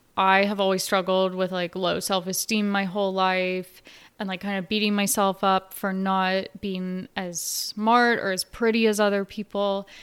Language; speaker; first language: English; native; English